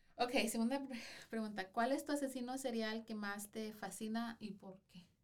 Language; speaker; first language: Spanish; early bilingual, heritage; Spanish